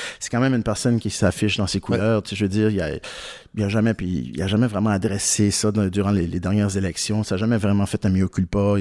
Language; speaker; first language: French; native; French